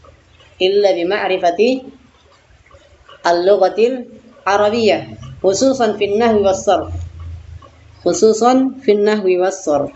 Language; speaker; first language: Arabic; non-native, fluent; Indonesian